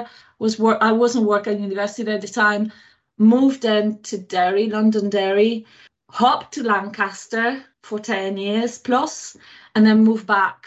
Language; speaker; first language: English; non-native, fluent; Italian